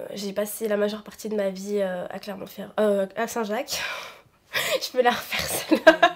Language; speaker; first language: French; native; French